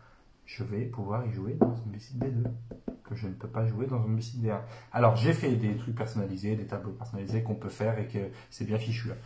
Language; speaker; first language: French; native; French